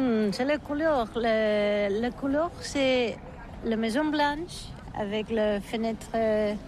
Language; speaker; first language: French; non-native, learner; Catalan